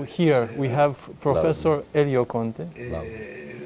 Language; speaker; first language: English; non-native, fluent; Romanian